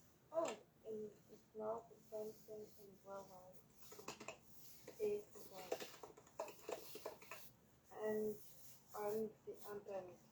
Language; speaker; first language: English; non-native, learner; French